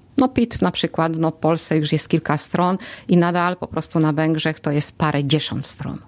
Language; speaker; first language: Polish; non-native, fluent; Hungarian